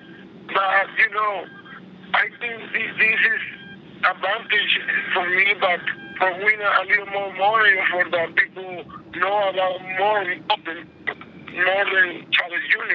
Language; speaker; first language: English; non-native, learner; Spanish